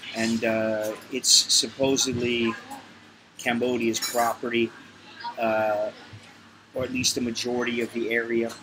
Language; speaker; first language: English; native; English